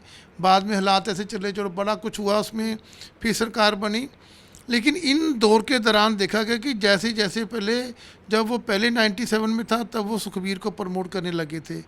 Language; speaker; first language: Hindi; non-native, local second language; Punjabi